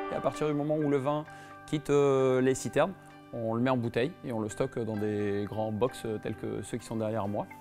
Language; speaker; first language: French; native; French